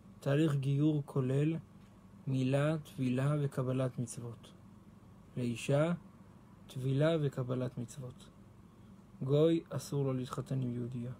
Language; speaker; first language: Hebrew; native; Hebrew